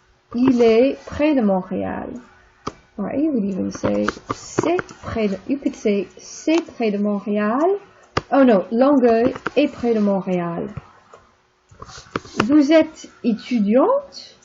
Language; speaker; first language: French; non-native, fluent; English